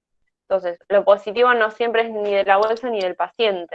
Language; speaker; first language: Spanish; native; Spanish